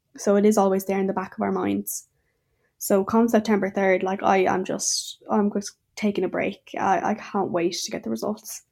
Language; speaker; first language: English; native; English